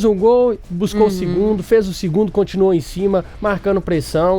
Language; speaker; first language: Portuguese; native; Portuguese